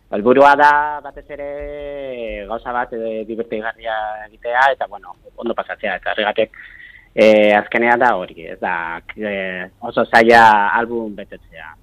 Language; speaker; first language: Basque; non-native, local second language; Spanish